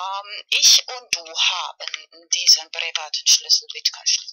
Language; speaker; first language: German; non-native, fluent; Spanish